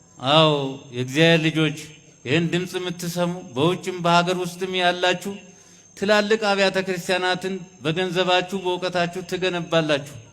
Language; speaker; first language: Amharic; native; Amharic